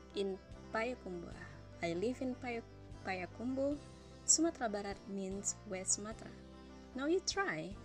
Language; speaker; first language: English; non-native, fluent; Indonesian